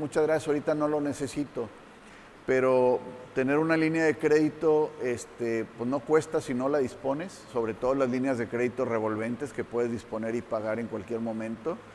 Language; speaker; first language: Spanish; native; Spanish